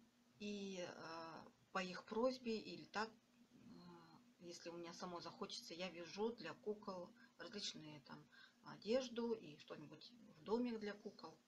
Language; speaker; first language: Russian; native; Russian